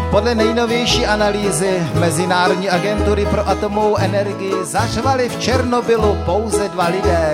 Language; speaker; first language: Czech; native; Czech